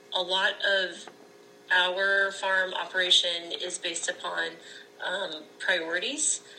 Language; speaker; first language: English; native; English